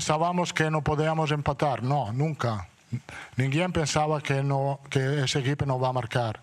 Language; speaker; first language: Portuguese; non-native, learner; Italian